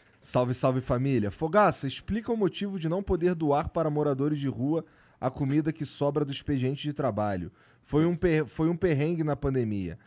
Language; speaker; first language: Portuguese; native; Portuguese